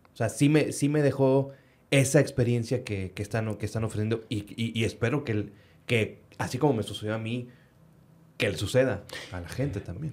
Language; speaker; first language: Spanish; native; Spanish